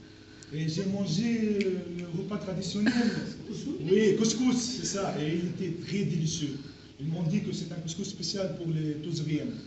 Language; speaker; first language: French; non-native, local second language; Arabic